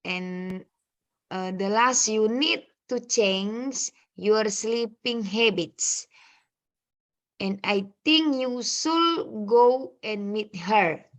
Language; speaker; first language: English; non-native, learner; Indonesian